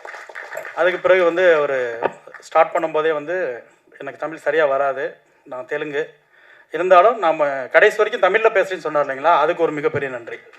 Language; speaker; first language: Tamil; native; Tamil